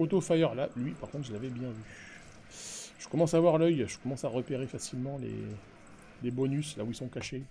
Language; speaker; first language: French; native; French